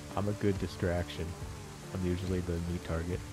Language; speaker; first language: English; native; English